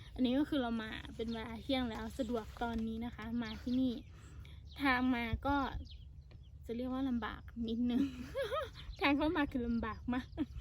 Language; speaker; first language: Thai; native; Thai